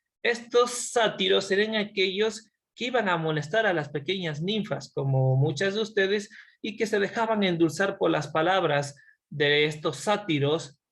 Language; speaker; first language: Spanish; native; Spanish